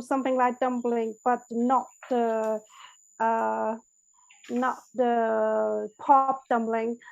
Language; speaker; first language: English; non-native, learner; Chinese